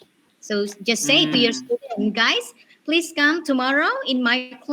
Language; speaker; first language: English; non-native, fluent; Indonesian